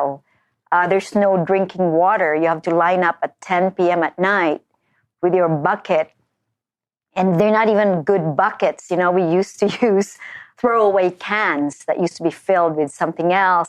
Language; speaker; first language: English; non-native, local second language; Filipino